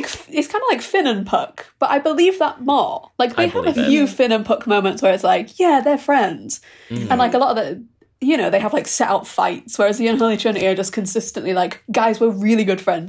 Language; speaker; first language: English; native; English